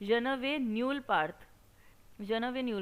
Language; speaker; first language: French; non-native, fluent; Hindi